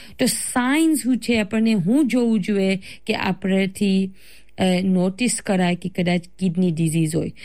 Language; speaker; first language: Gujarati; early bilingual, heritage; Gujarati